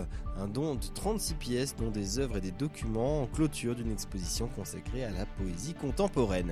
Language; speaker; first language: French; native; French